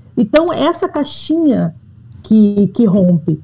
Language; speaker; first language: Portuguese; native; Portuguese